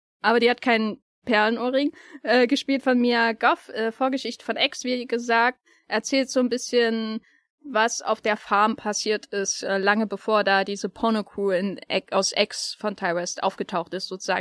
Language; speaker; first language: German; native; German